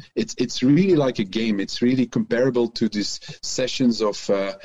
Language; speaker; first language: English; non-native, fluent; Dutch